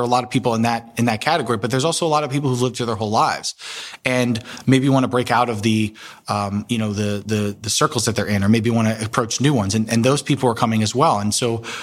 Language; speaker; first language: English; native; English